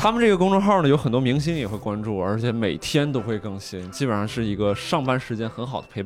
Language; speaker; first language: Chinese; native; Chinese